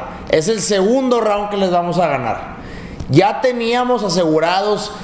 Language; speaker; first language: Spanish; native; Spanish